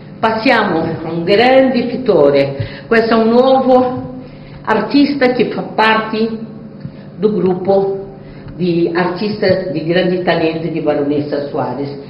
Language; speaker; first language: Italian; non-native, fluent; Portuguese